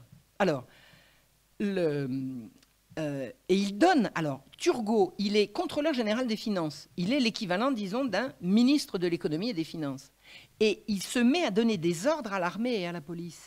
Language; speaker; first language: French; native; French